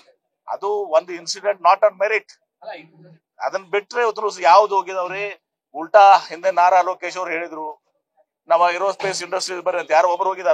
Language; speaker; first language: Kannada; native; Kannada